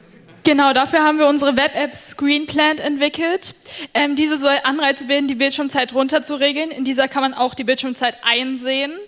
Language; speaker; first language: German; native; German